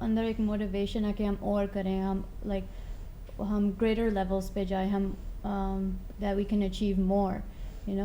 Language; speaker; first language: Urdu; early bilingual, heritage; Urdu